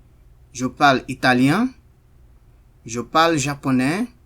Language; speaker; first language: French; non-native, fluent; Igbo